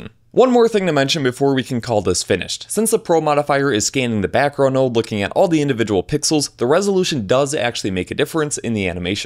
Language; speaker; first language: English; native; English